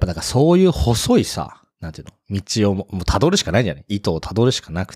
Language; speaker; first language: Japanese; native; Japanese